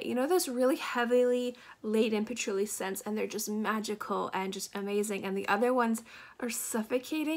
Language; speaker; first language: English; native; English